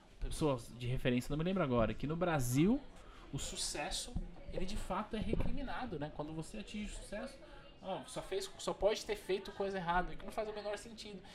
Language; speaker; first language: Portuguese; native; Portuguese